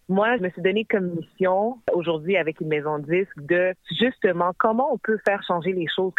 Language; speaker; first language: French; native; French